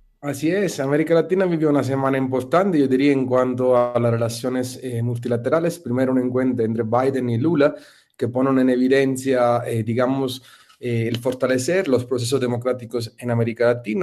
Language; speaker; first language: Spanish; non-native, fluent; Italian